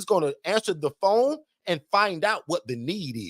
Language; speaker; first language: English; native; English